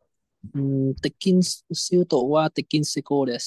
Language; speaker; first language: Japanese; non-native, learner; Vietnamese